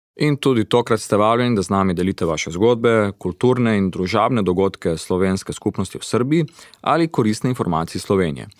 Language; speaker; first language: Slovenian; early bilingual, heritage; Slovenian